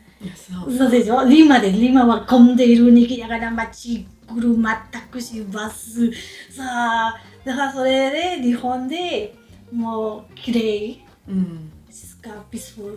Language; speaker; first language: Japanese; non-native, learner; Spanish